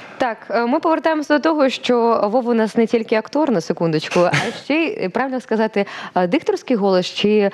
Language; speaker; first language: Ukrainian; native; Ukrainian